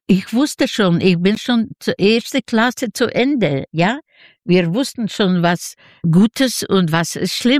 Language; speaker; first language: German; non-native, learner; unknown